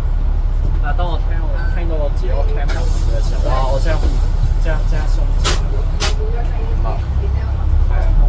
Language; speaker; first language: Cantonese; native; Cantonese